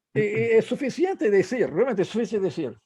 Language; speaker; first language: Spanish; non-native, fluent; English